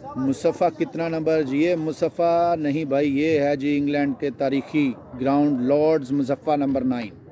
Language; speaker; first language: Urdu; non-native, local second language; Punjabi